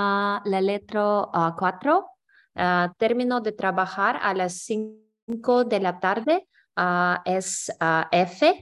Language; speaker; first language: Spanish; non-native, learner; English